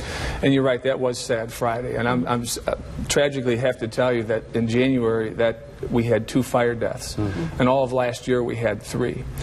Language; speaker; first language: English; native; English